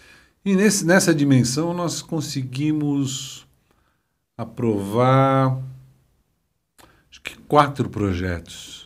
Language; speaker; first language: Portuguese; native; Portuguese